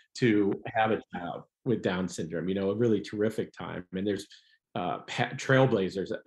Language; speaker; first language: English; native; English